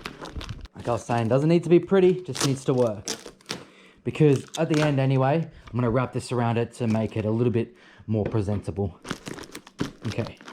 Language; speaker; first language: English; native; English